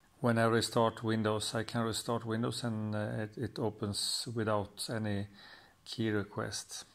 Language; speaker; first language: English; non-native, fluent; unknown